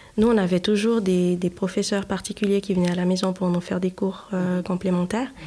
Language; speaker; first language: French; non-native, local second language; Haitian Creole